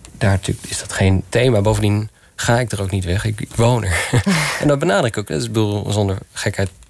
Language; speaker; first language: Dutch; early bilingual, other home language; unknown